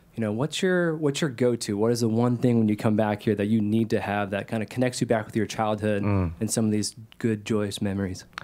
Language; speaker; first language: English; native; English